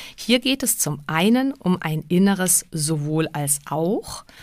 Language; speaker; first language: German; early bilingual, other home language; Czech